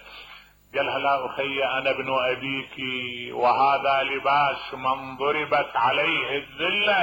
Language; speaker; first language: Arabic; native; Arabic